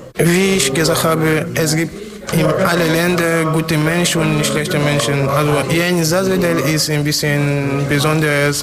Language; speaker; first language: German; non-native, fluent; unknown